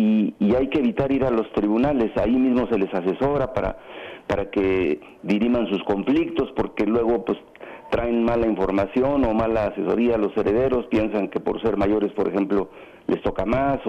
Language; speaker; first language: Spanish; native; Spanish